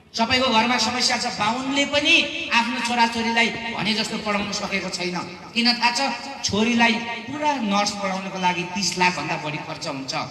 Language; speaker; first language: Nepali; non-native, local second language; Eastern Tamang